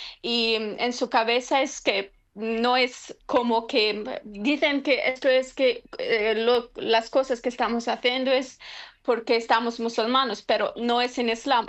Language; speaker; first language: Spanish; non-native, learner; Persian